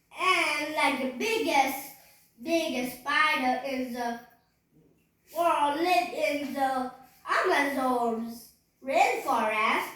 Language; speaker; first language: English; non-native, learner; Vietnamese